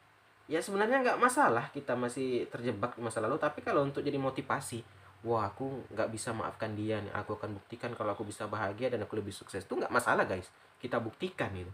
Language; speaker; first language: Indonesian; native; Indonesian